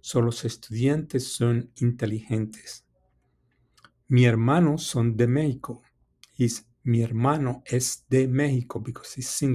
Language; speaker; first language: Spanish; non-native, fluent; English